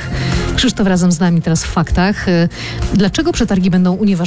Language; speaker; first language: Polish; native; Polish